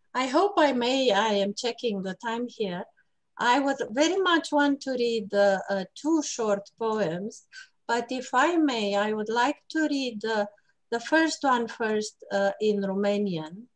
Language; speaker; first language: English; non-native, fluent; Romanian